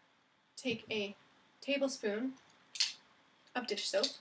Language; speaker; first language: English; native; English